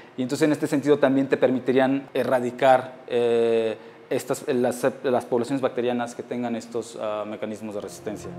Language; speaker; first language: Spanish; native; Spanish